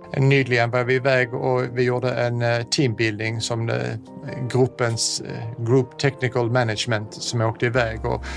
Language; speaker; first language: Swedish; native; Swedish